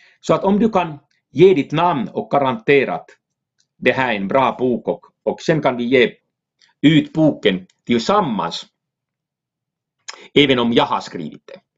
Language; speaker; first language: Swedish; non-native, local second language; Finnish